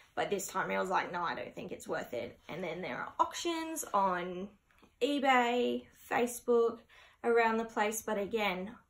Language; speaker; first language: English; native; English